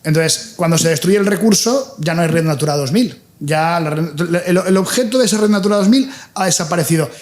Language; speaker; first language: Spanish; non-native, local second language; Catalan